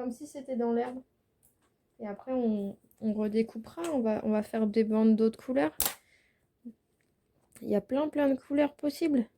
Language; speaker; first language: French; native; French